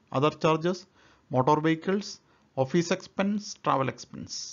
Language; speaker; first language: English; non-native, local second language; Malayalam